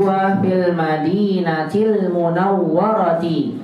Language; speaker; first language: Arabic; non-native, fluent; Indonesian